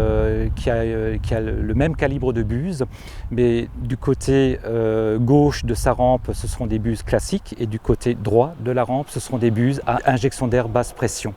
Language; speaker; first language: French; native; French